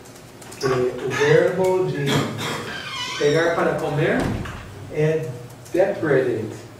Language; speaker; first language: Portuguese; non-native, fluent; English